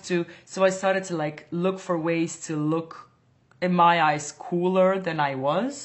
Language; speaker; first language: English; non-native, fluent; Dutch